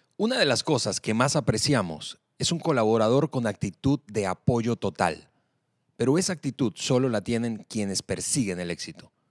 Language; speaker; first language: Spanish; native; Spanish